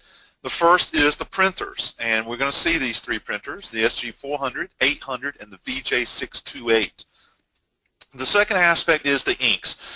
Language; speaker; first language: English; native; English